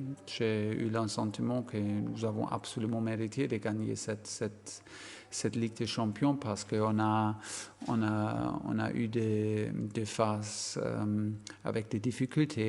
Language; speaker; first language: French; non-native, fluent; German